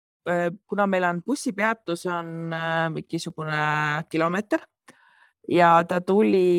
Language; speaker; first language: Estonian; native; Estonian